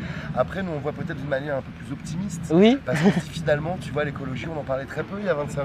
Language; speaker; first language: French; native; French